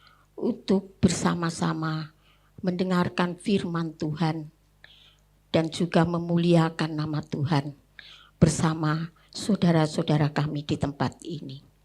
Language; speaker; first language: Indonesian; native; Indonesian